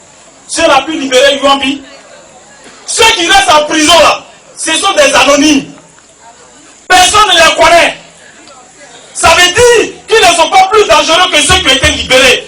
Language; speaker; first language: French; non-native, local second language; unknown